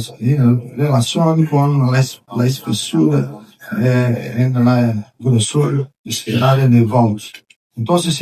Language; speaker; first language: Spanish; non-native, fluent; Portuguese